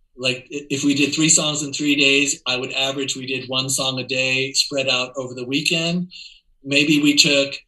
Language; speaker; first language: English; native; English